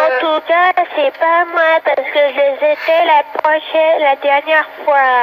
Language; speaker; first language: French; native; French